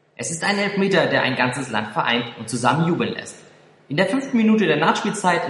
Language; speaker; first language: German; native; German